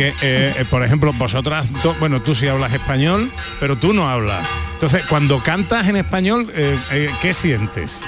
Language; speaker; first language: Spanish; native; Spanish